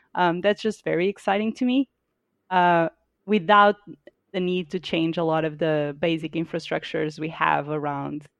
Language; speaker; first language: English; non-native, fluent; Portuguese